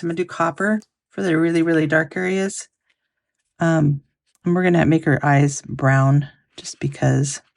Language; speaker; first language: English; native; English